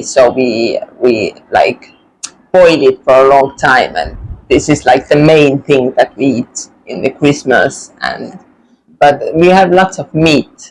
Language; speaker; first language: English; non-native, fluent; Estonian